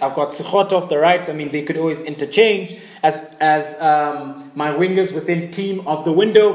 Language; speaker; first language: English; native; English